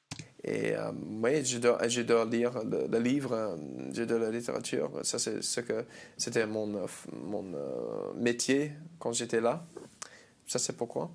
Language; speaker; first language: French; non-native, learner; English